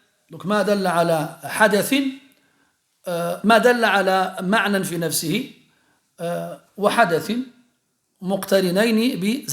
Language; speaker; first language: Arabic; early bilingual, heritage; French